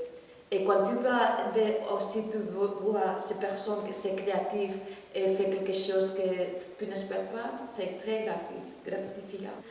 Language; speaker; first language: French; non-native, fluent; Spanish